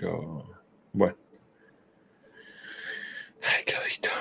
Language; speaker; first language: Spanish; native; Spanish